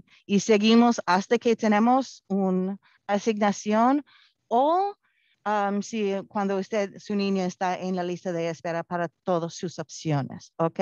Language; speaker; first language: Spanish; non-native, fluent; English